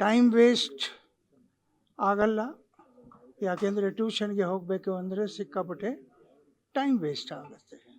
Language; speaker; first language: Kannada; non-native, local second language; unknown